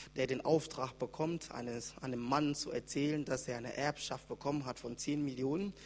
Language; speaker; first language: German; native; German